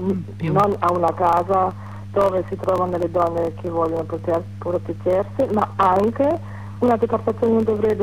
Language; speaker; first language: Italian; non-native, fluent; German